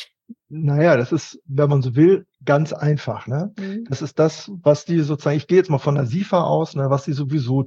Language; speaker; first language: German; native; German